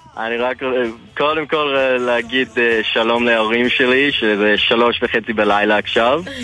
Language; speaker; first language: Hebrew; non-native, fluent; English